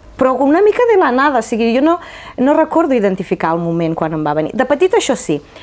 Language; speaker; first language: Catalan; non-native, fluent; Romanian